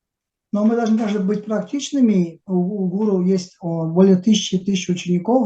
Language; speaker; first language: Russian; native; Russian